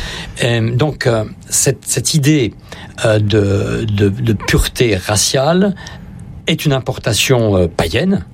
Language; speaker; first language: French; native; French